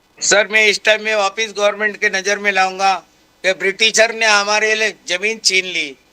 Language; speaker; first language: Hindi; non-native, local second language; Marathi